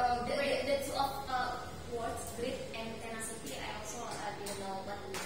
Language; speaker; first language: English; non-native, learner; Indonesian